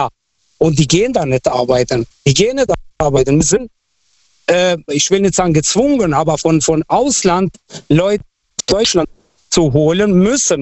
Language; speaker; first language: German; non-native, fluent; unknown